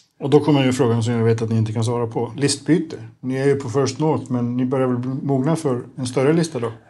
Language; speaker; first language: Swedish; native; Swedish